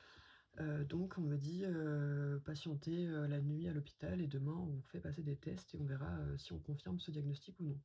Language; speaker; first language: French; native; French